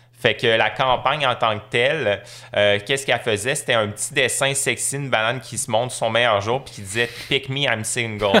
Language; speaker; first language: French; native; French